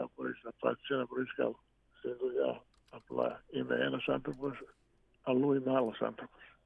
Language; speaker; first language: Greek; non-native, fluent; Bosnian